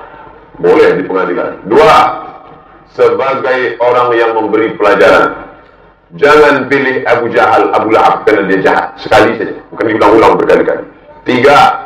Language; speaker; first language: Indonesian; non-native, local second language; Malay